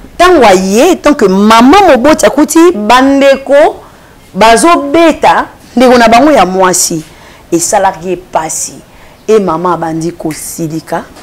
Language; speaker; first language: Lingala; native; Lingala